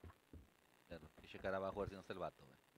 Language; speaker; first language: Spanish; native; Spanish